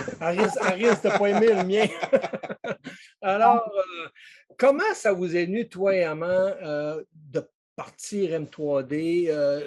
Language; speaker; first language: French; native; French